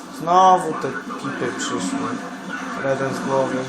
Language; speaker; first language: Polish; native; Polish